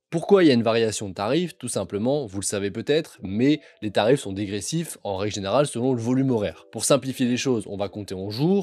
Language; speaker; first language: French; native; French